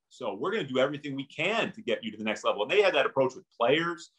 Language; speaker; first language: English; native; English